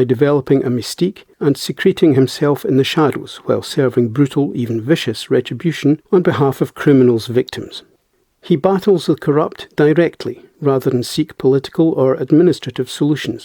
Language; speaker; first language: English; native; English